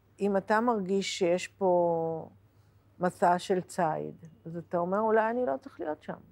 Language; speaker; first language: Hebrew; native; Hebrew